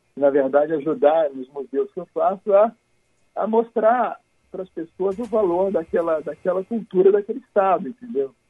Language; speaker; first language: Portuguese; native; Portuguese